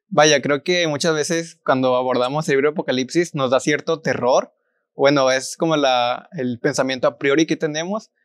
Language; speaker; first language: Spanish; native; Spanish